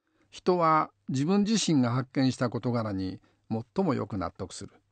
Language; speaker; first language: Japanese; native; Japanese